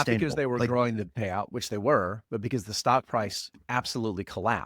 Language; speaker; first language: English; native; English